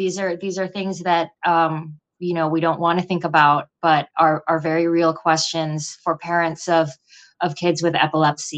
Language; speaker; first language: English; non-native, local second language; Filipino